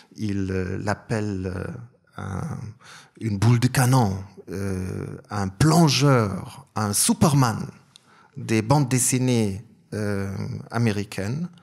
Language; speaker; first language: French; non-native, fluent; German